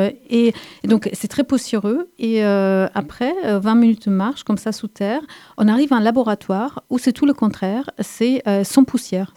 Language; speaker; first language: French; non-native, fluent; German